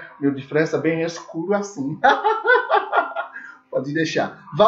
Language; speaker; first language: Portuguese; non-native, learner; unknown